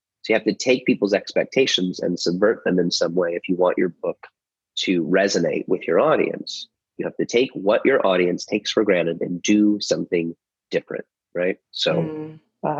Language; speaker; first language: English; native; English